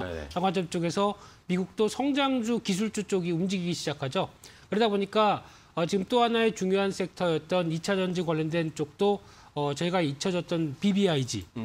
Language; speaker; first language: Korean; native; Korean